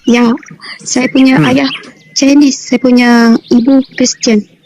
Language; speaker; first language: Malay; non-native, local second language; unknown